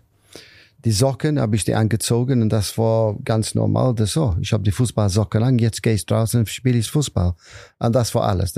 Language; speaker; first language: German; non-native, fluent; English